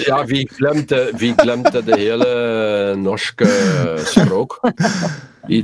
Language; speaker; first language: Norwegian; non-native, learner; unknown